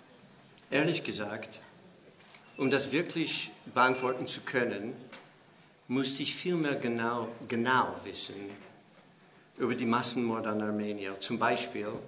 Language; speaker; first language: German; non-native, fluent; English